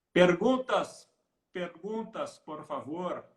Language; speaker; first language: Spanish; non-native, learner; Portuguese